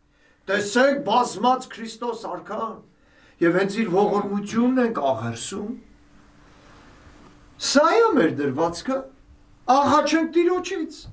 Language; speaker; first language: Armenian; native; Armenian